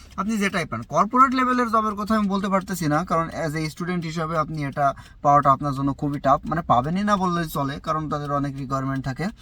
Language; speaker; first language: Bangla; native; Bangla